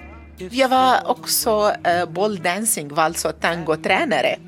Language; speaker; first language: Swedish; non-native, learner; Arabic